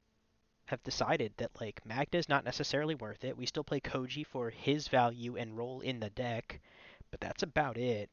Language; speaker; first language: English; native; English